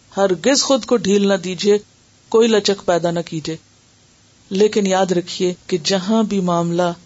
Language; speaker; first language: Urdu; native; Urdu